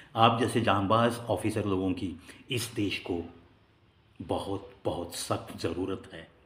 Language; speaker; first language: Hindi; non-native, local second language; Marathi